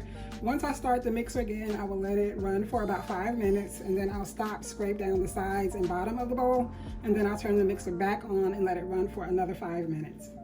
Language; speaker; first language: English; native; English